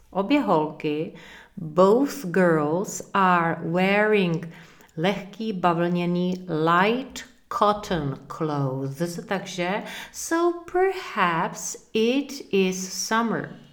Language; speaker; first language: English; non-native, fluent; Czech